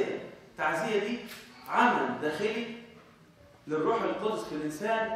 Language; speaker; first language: Arabic; native; Arabic